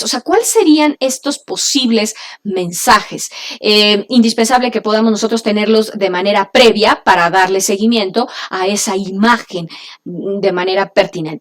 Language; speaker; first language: Spanish; native; Spanish